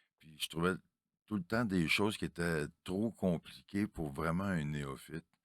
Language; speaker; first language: French; native; French